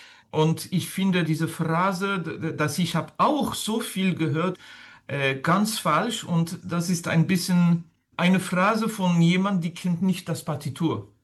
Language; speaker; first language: German; non-native, fluent; French